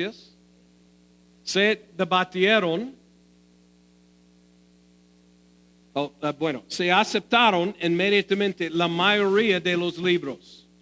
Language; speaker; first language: Spanish; non-native, fluent; English